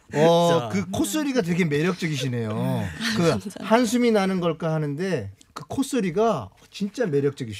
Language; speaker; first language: Korean; native; Korean